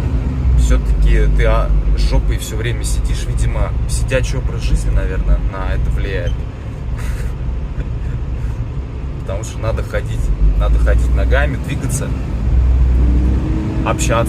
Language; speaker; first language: Russian; native; Russian